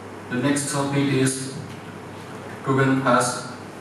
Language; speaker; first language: English; non-native, learner; Thai